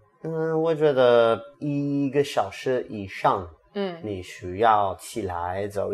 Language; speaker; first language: Chinese; non-native, learner; English